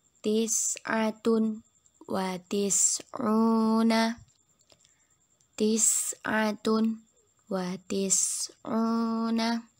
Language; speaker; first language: Arabic; non-native, fluent; Indonesian